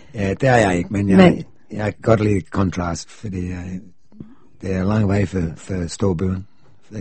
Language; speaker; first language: Danish; non-native, fluent; English